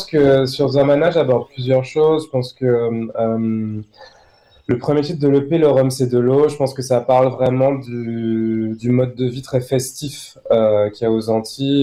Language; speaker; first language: French; native; French